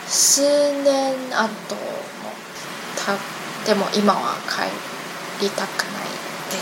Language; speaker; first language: Japanese; non-native, learner; Chinese